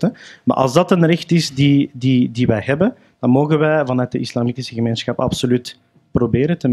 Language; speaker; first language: Dutch; early bilingual, other home language; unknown